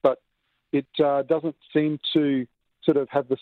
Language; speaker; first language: English; native; English